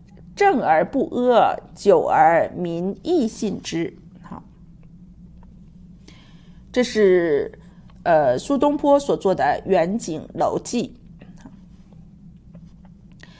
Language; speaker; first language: Chinese; native; Chinese